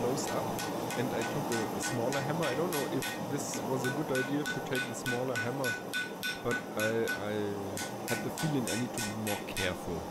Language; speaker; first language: English; non-native, fluent; German